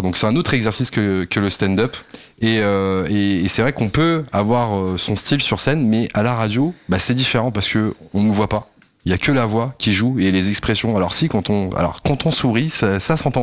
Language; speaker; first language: French; native; French